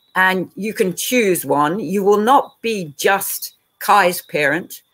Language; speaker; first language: English; native; English